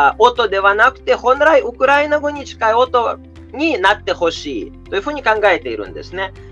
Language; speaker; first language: Japanese; non-native, fluent; Russian